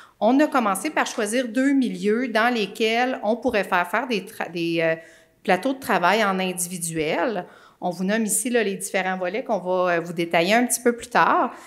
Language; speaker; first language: French; native; French